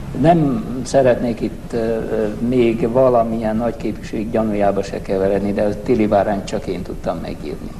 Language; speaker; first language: Hungarian; non-native, local second language; German